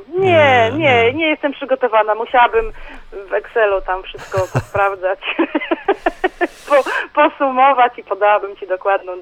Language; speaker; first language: Polish; native; Polish